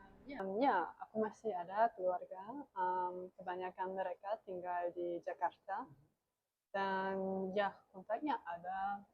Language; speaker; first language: Indonesian; non-native, learner; German